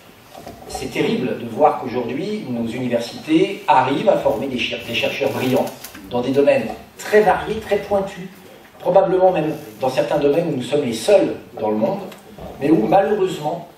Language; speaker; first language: French; native; French